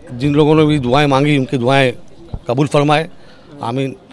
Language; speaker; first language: Hindi; non-native, local second language; Urdu